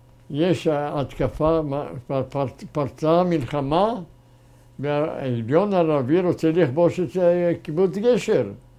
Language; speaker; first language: Hebrew; non-native, fluent; German